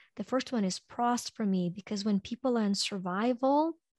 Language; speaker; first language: English; non-native, fluent; Ukrainian